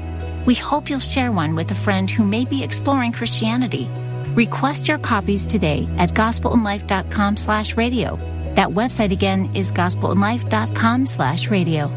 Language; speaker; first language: English; native; English